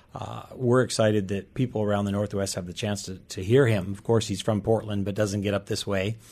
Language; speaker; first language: English; native; English